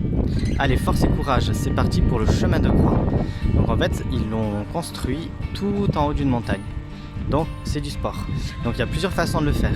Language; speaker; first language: French; native; French